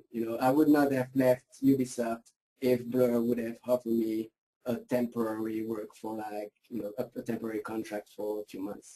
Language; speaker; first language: English; non-native, fluent; French